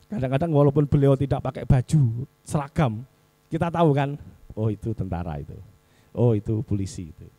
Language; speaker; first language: Indonesian; native; Indonesian